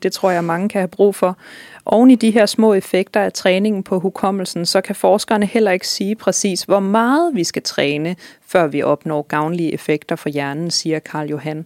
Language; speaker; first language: Danish; native; Danish